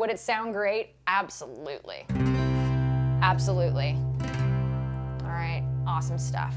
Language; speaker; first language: English; native; English